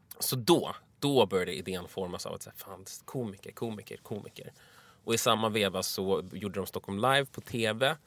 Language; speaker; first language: Swedish; native; Swedish